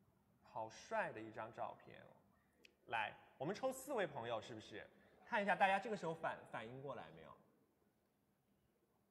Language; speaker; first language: Chinese; native; Chinese